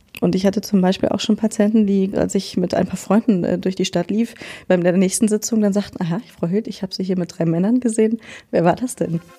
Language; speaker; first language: German; native; German